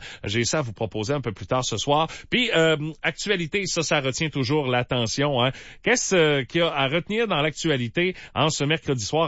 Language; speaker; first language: French; native; French